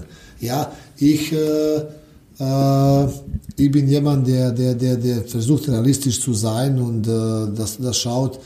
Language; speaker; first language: German; non-native, learner; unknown